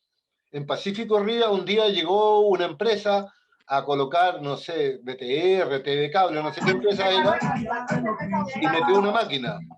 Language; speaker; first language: Spanish; native; Spanish